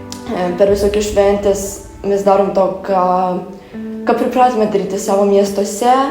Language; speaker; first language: Lithuanian; non-native, learner; Ukrainian